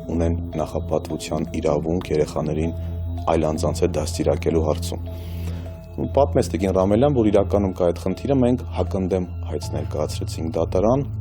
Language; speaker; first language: Armenian; native; Armenian